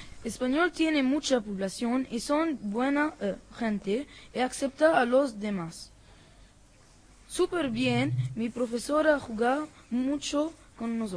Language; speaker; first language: Spanish; non-native, learner; Arabic